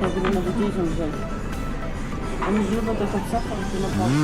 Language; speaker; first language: Russian; native; Russian